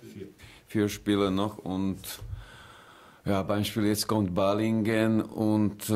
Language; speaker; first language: German; non-native, learner; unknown